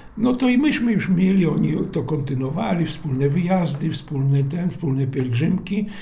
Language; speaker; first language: Polish; non-native, local second language; Belarusian